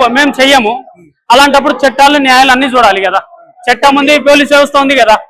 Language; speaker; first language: Telugu; non-native, local second language; Lambadi